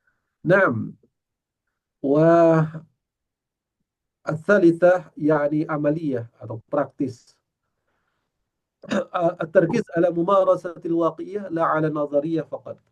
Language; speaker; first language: Arabic; non-native, fluent; Indonesian